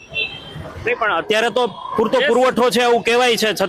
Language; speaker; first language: Gujarati; native; Gujarati